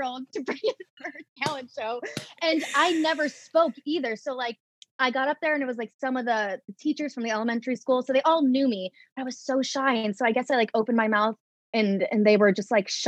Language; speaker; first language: English; native; English